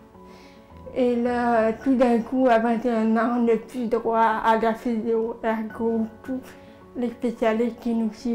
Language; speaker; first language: French; native; French